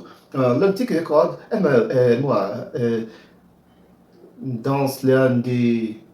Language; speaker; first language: French; non-native, learner; Portuguese